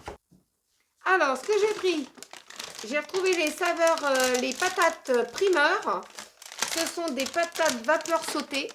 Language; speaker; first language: French; native; French